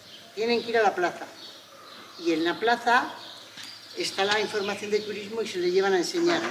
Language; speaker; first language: Spanish; native; Spanish